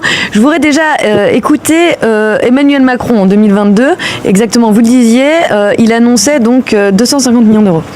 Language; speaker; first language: French; native; French